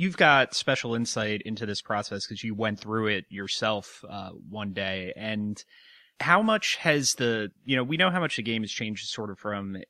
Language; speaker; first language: English; native; English